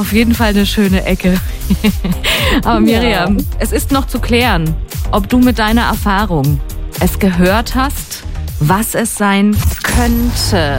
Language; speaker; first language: German; native; German